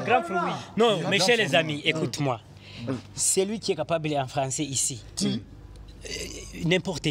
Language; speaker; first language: French; non-native, local second language; Rundi